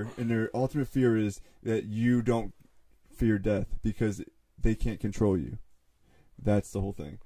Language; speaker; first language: English; native; English